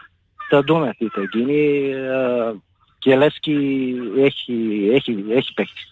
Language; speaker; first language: Greek; non-native, fluent; Bulgarian